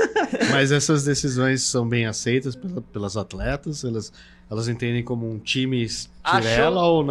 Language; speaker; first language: Portuguese; native; Portuguese